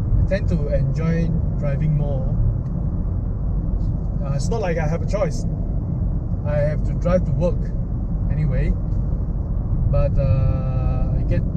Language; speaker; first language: English; non-native, local second language; Min Nan Chinese